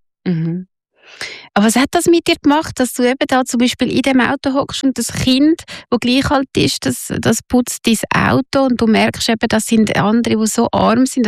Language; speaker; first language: German; native; German